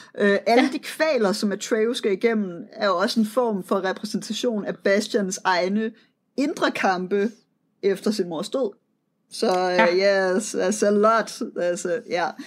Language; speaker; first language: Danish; native; Danish